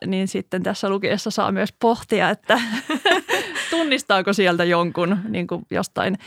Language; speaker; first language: Finnish; native; Finnish